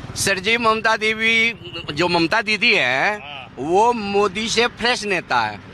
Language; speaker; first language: Hindi; native; Hindi